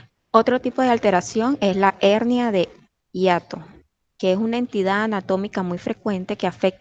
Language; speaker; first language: Spanish; native; Spanish